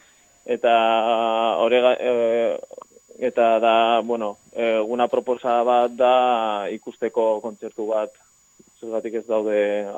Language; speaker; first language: Basque; non-native, local second language; Spanish